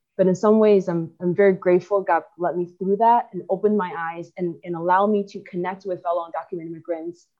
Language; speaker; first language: English; early bilingual, other home language; Chinese